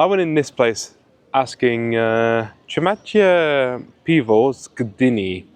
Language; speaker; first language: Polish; non-native, learner; English